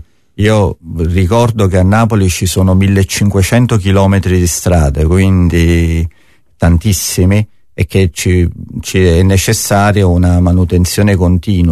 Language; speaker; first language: Italian; native; Italian